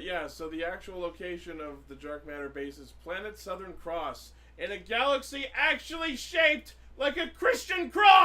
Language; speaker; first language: English; native; English